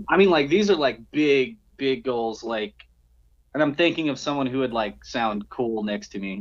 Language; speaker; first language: English; native; English